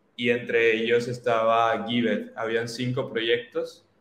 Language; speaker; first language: Spanish; native; Spanish